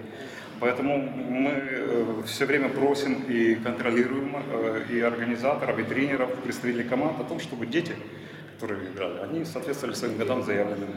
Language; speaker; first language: Russian; native; Russian